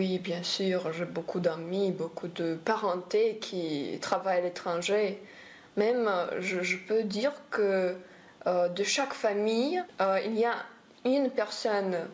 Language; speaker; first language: French; non-native, fluent; Romanian